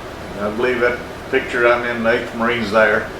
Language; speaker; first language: English; native; English